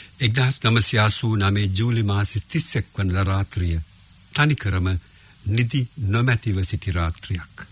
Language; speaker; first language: Sinhala; native; Sinhala